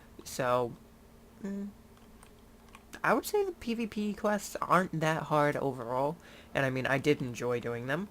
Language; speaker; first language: English; native; English